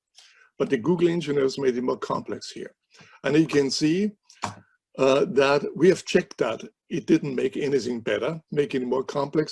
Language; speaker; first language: English; non-native, fluent; German